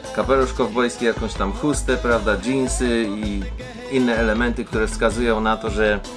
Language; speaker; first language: Polish; native; Polish